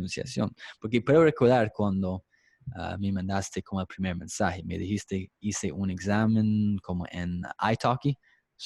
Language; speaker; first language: Spanish; non-native, fluent; English